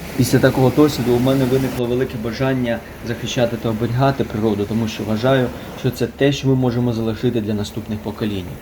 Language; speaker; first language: Ukrainian; native; Ukrainian